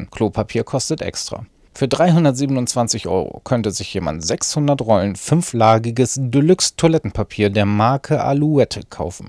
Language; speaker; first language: German; native; German